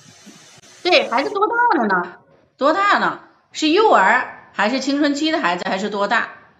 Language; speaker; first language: Chinese; native; Chinese